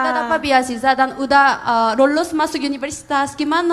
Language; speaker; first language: Indonesian; non-native, learner; Korean